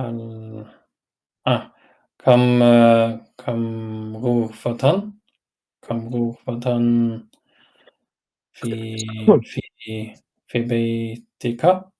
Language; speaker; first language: Arabic; non-native, learner; Norwegian